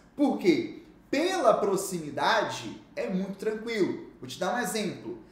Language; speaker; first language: Portuguese; native; Portuguese